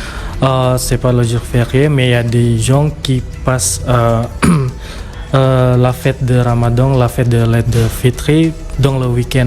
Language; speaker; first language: French; non-native, fluent; Indonesian